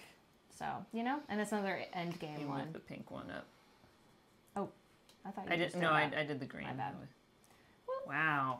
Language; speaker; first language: English; native; English